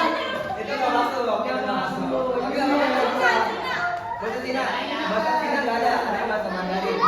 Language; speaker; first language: Indonesian; native; Indonesian